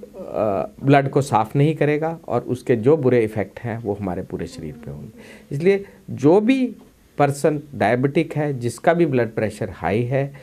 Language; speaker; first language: Hindi; non-native, local second language; Punjabi